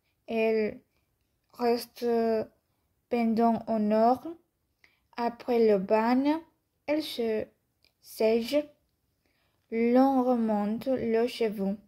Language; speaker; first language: French; non-native, learner; Spanish